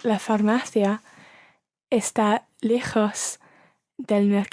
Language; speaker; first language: Spanish; non-native, learner; English